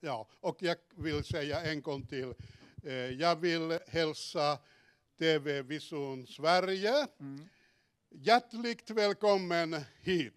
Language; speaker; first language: Swedish; non-native, fluent; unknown